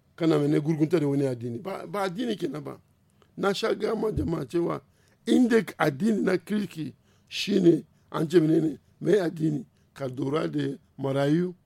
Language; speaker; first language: Hausa; non-native, local second language; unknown